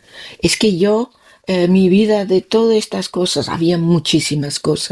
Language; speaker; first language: Spanish; non-native, learner; Danish